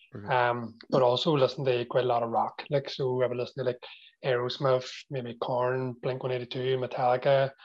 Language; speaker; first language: English; native; English